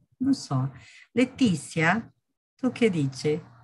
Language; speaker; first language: Italian; non-native, learner; Portuguese